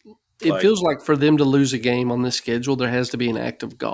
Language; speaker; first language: English; native; English